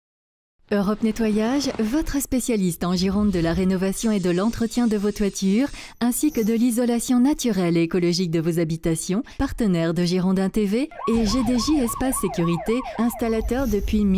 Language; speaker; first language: French; native; French